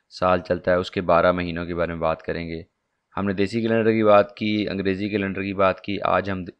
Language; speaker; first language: Urdu; non-native, local second language; Punjabi